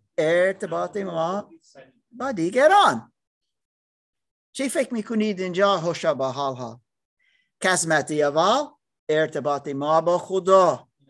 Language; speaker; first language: Persian; non-native, learner; English